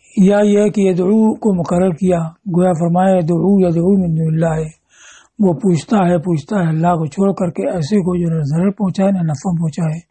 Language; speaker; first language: Urdu; native; Urdu